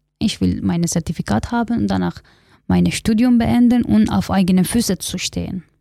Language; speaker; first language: German; non-native, learner; Kurdish